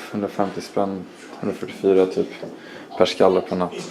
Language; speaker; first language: Swedish; native; Swedish